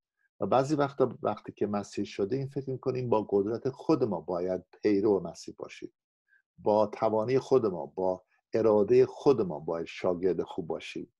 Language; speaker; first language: Persian; non-native, fluent; English